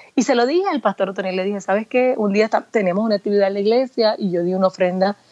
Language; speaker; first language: Spanish; native; Spanish